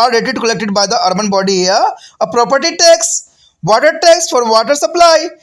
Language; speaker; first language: English; non-native, local second language; Hindi